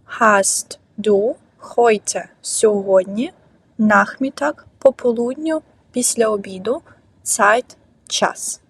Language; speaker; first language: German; non-native, fluent; Ukrainian